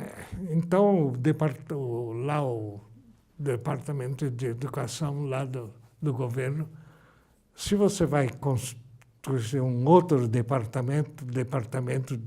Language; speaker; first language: Portuguese; early bilingual, other home language; Japanese